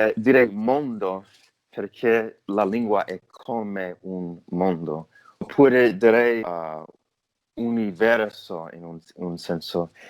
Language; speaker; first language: Italian; non-native, learner; English